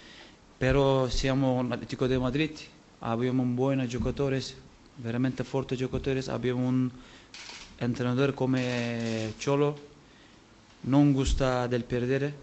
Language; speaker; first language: Spanish; non-native, learner; Turkish